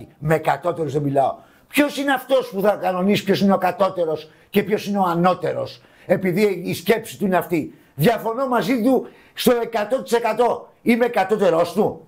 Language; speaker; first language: Greek; native; Greek